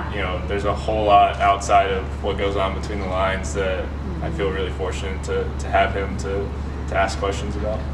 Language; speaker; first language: English; native; English